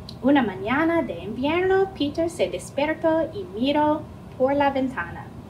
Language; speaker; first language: Spanish; non-native, fluent; English